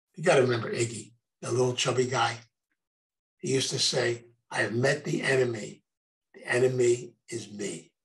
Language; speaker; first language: English; native; English